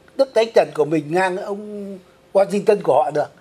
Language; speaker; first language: Vietnamese; native; Vietnamese